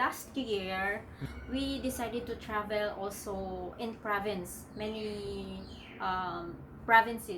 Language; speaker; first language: English; non-native, local second language; Filipino